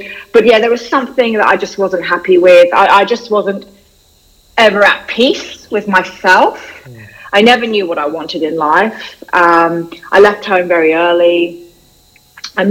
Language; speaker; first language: English; native; English